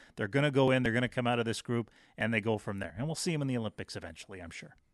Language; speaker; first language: English; native; English